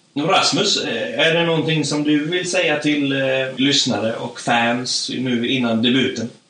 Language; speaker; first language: Swedish; native; Swedish